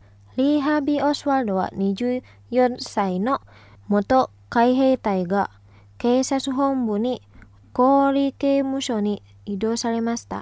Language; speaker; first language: Japanese; non-native, fluent; Indonesian